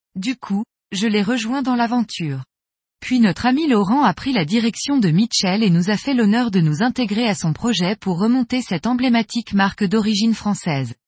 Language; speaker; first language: French; native; French